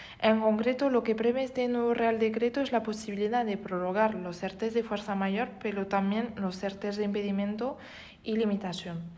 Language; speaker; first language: Spanish; non-native, fluent; French